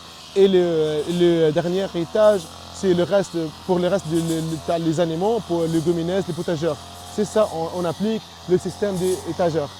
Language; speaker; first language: French; non-native, local second language; Arabic